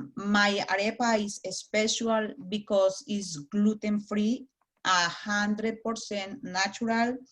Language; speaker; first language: English; non-native, learner; Spanish